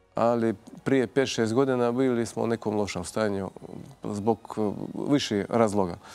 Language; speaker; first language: Croatian; non-native, fluent; Russian